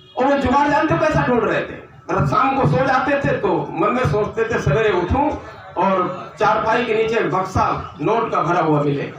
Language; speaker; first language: Hindi; native; Hindi